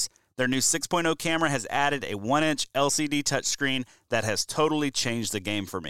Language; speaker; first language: English; native; English